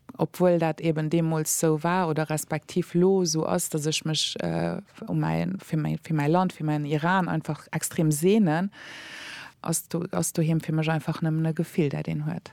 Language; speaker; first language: Luxembourgish; early bilingual, other home language; German